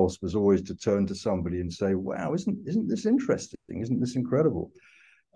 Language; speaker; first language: English; native; English